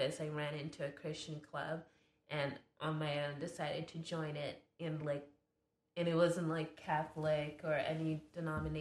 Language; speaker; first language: English; non-native, fluent; French